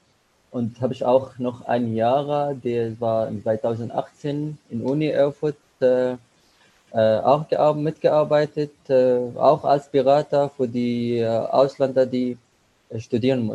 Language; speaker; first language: German; non-native, learner; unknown